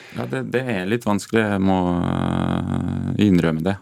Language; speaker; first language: Norwegian; non-native, fluent; Ukrainian